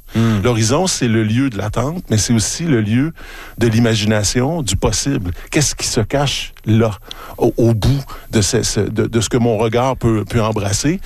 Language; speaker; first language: French; native; French